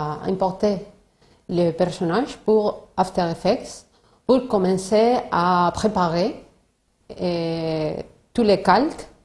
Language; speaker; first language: French; non-native, learner; Spanish